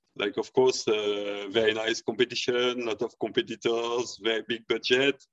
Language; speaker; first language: English; non-native, fluent; French